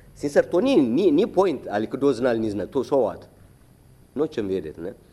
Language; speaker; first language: Slovenian; non-native, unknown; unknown